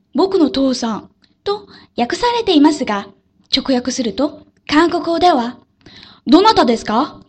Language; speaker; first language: Japanese; non-native, fluent; Korean